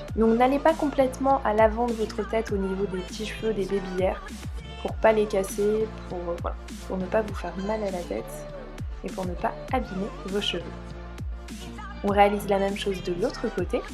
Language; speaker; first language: French; native; French